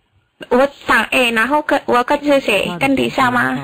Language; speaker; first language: Chinese; non-native, learner; Indonesian